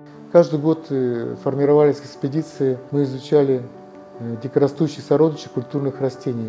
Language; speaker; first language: Russian; native; Russian